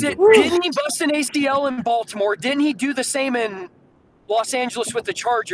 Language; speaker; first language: English; native; English